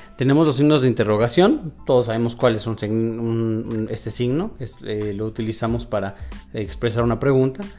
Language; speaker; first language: Spanish; native; Spanish